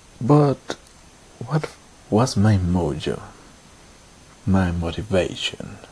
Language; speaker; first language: English; non-native, learner; Spanish